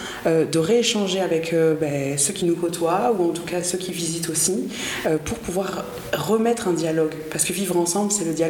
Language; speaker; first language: French; native; French